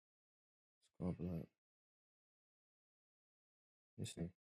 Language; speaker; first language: English; native; English